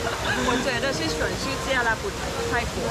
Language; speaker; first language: Chinese; non-native, fluent; Thai